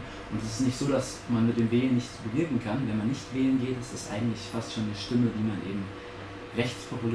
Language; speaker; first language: German; native; German